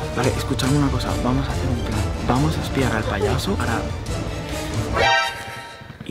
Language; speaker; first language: Spanish; native; Spanish